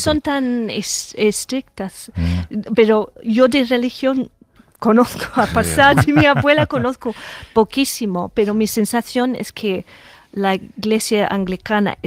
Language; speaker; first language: Spanish; non-native, fluent; English